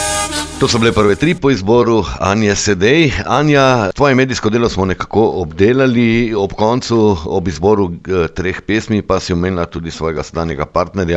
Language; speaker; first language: Slovenian; native; Slovenian